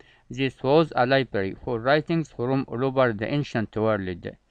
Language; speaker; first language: English; non-native, fluent; Arabic